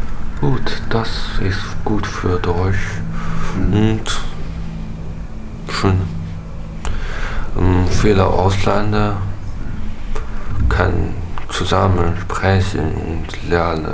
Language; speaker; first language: German; non-native, learner; Chinese